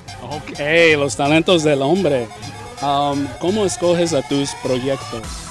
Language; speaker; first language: Spanish; early bilingual, heritage; Spanish